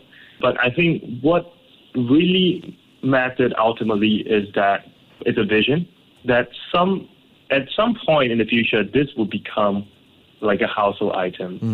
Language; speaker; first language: English; non-native, local second language; Cantonese